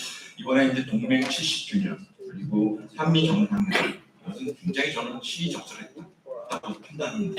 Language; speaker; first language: Korean; native; Korean